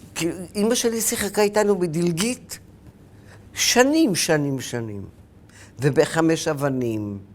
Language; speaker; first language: Hebrew; early bilingual, other home language; Arabic